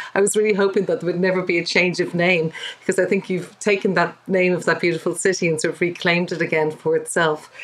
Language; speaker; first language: English; native; English